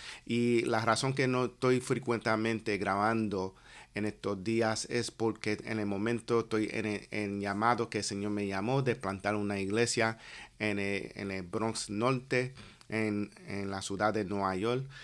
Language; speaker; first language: Spanish; non-native, learner; English